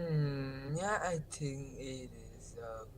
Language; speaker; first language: English; non-native, learner; Vietnamese